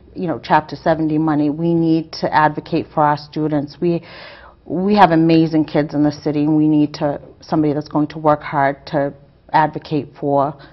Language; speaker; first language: English; native; English